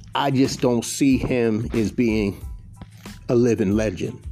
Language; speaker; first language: English; native; English